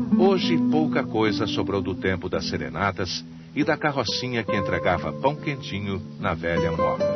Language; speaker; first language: Portuguese; native; Portuguese